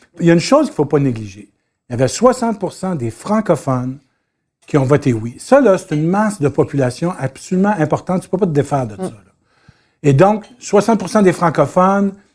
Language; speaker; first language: French; native; French